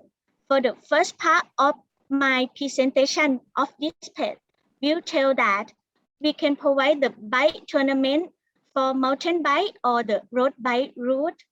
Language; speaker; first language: English; non-native, learner; Thai